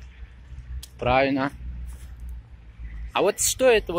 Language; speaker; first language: Russian; non-native, fluent; Tajik